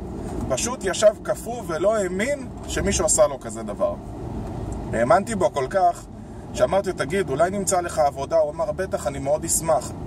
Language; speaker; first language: Hebrew; native; Hebrew